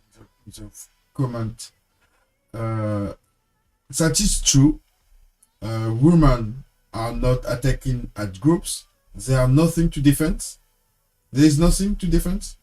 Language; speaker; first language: English; non-native, learner; French